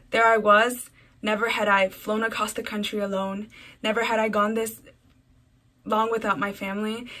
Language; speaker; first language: English; early bilingual, other home language; Spanish